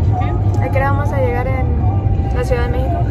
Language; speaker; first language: Spanish; early bilingual, heritage; Spanish